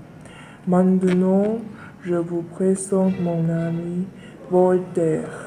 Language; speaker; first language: French; non-native, learner; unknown